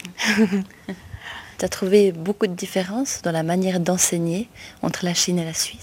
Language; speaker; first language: French; native; French